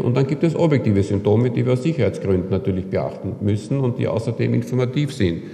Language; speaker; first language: German; native; German